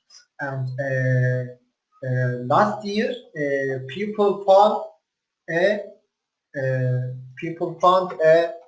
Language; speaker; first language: English; non-native, learner; Turkish